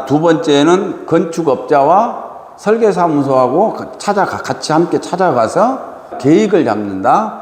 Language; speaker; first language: Korean; native; Korean